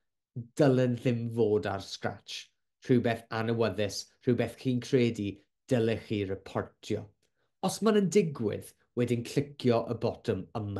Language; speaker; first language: Welsh; non-native, local second language; English